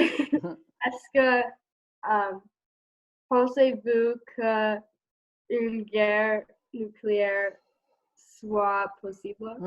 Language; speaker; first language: French; non-native, learner; English